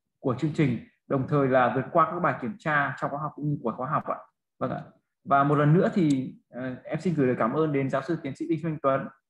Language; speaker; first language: Vietnamese; native; Vietnamese